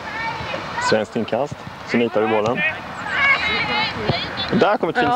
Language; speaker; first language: Swedish; native; Swedish